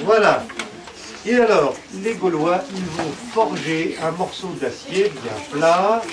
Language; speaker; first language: French; native; French